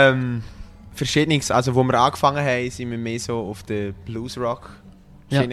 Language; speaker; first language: German; native; German